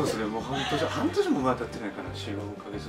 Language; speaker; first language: Japanese; native; Japanese